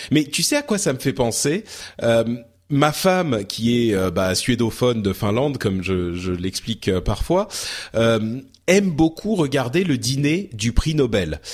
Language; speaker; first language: French; early bilingual, other home language; Arabic